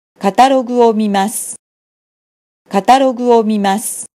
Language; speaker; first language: Japanese; non-native, fluent; Vietnamese